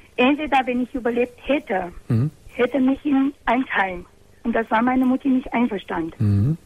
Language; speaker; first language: German; non-native, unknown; Romanian